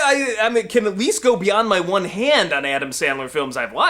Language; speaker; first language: English; native; English